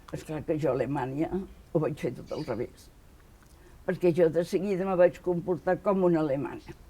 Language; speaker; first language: Catalan; native; Catalan